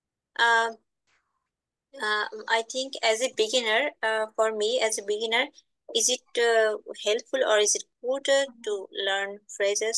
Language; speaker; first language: English; non-native, learner; Bangla